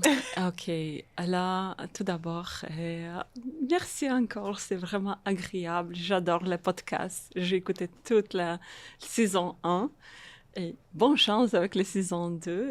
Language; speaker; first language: French; non-native, fluent; Russian